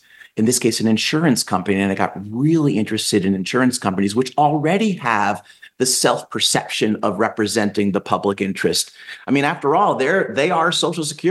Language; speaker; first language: English; native; English